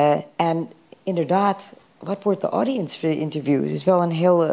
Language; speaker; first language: Dutch; non-native, fluent; English